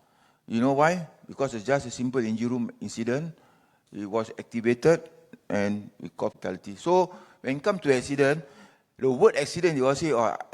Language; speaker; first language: English; non-native, local second language; Malay